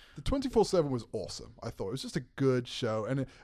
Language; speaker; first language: English; native; English